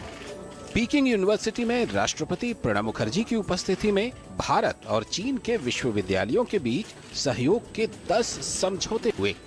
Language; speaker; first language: Hindi; native; Hindi